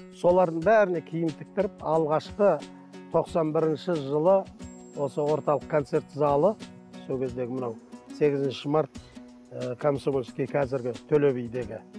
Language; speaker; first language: Kazakh; native; Kazakh